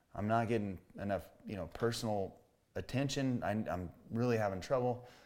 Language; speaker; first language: English; native; English